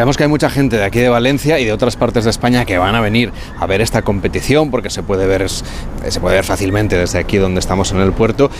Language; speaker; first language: Spanish; native; Spanish